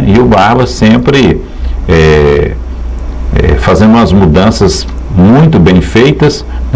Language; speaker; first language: Portuguese; native; Portuguese